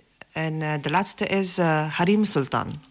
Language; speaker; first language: Dutch; non-native, learner; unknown